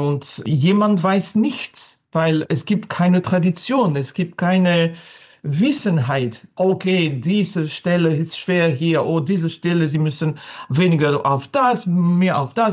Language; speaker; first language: German; non-native, fluent; French